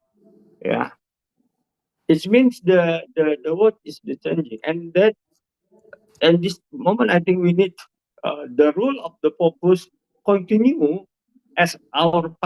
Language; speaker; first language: English; non-native, learner; Indonesian